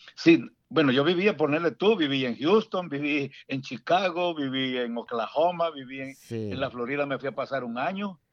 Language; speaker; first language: Spanish; native; Spanish